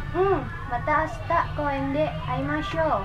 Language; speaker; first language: Japanese; non-native, learner; Indonesian